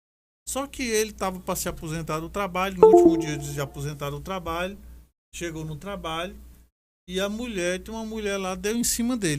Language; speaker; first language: Portuguese; native; Portuguese